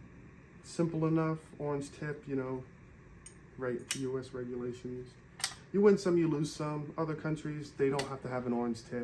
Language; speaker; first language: English; native; English